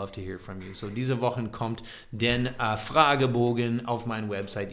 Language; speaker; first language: German; non-native, learner; English